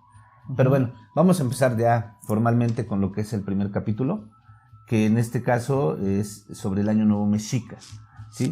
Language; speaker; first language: Spanish; native; Spanish